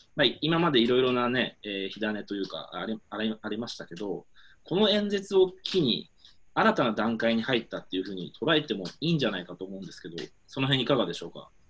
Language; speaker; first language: Japanese; native; Japanese